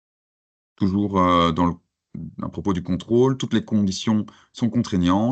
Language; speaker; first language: French; native; French